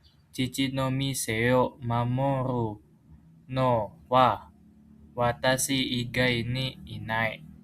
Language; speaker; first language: Japanese; non-native, fluent; Indonesian